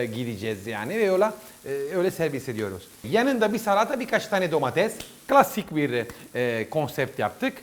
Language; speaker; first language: Turkish; non-native, learner; Italian